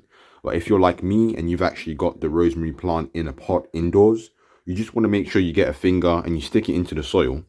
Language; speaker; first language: English; native; English